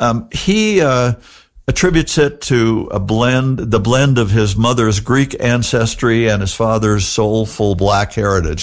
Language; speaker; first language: English; native; English